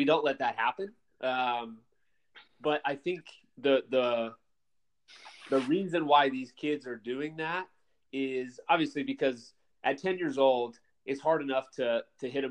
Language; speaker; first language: English; native; English